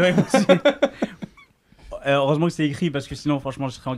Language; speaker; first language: French; native; French